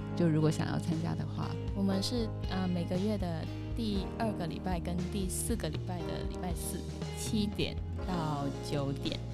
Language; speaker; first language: Chinese; non-native, fluent; Spanish